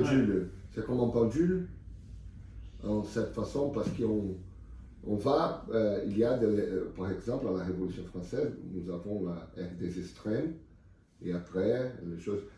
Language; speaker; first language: French; non-native, learner; Portuguese